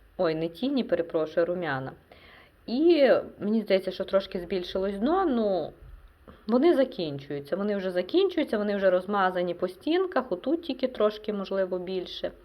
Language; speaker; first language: Ukrainian; non-native, local second language; Russian